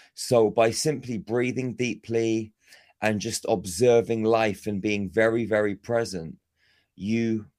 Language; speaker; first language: English; native; English